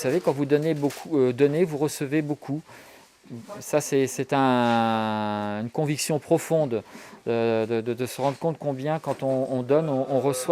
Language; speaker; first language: French; native; French